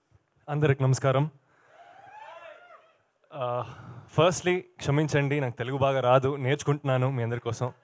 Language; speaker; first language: Telugu; non-native, learner; Kannada